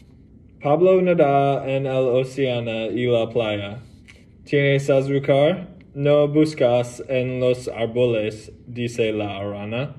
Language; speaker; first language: Spanish; non-native, learner; English